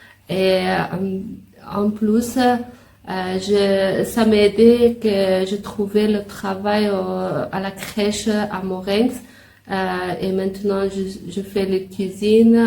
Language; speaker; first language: French; non-native, learner; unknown